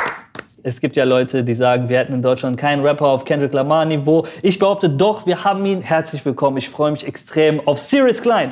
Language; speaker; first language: German; early bilingual, other home language; Persian